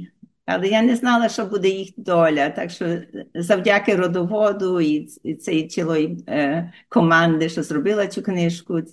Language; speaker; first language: Ukrainian; early bilingual, heritage; Ukrainian